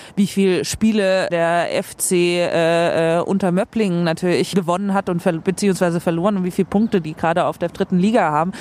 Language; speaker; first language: German; non-native, fluent; Swedish